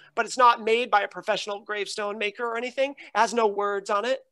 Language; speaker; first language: English; native; English